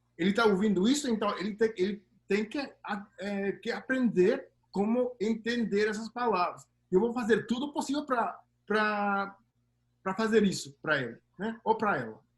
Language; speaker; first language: Portuguese; non-native, fluent; English